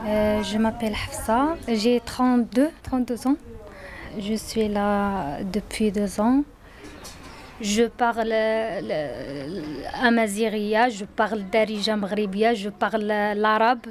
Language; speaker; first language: French; non-native, learner; Berber languages